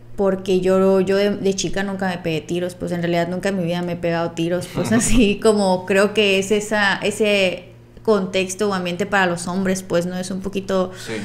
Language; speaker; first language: Spanish; native; Spanish